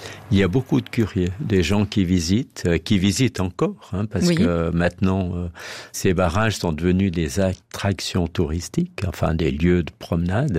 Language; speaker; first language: French; native; French